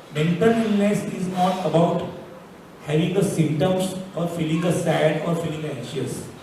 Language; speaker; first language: Hindi; non-native, local second language; Marathi